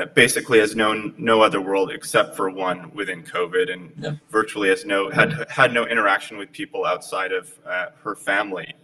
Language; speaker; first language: English; early bilingual, other home language; Polish